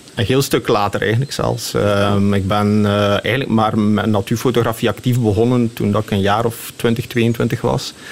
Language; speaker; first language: Dutch; native; Dutch